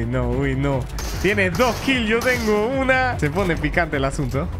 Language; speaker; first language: Spanish; native; Spanish